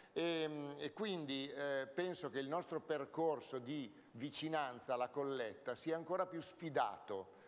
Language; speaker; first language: Italian; native; Italian